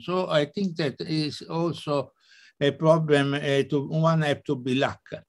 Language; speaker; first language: English; non-native, fluent; Italian